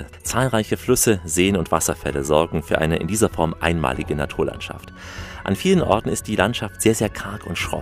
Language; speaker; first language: German; native; German